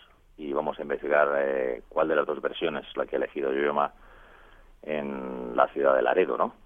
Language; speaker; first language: Spanish; native; Spanish